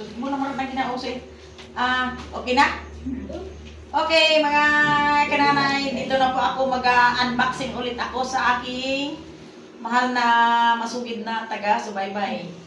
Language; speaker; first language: Filipino; native; Filipino